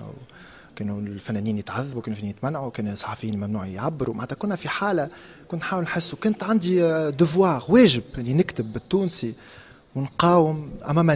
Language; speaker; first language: Arabic; native; Arabic